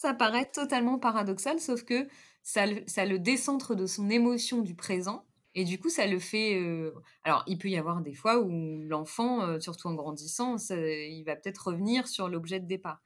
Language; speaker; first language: French; native; French